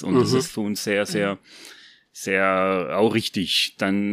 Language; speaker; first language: German; non-native, fluent; Italian